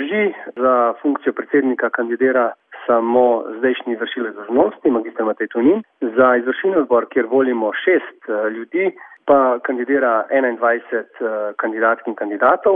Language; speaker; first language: Slovenian; native; Slovenian